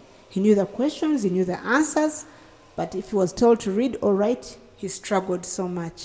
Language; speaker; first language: English; non-native, local second language; Acoli